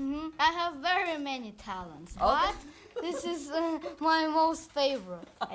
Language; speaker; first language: English; non-native, fluent; Kazakh